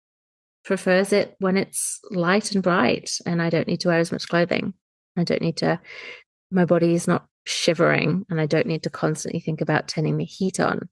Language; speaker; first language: English; native; English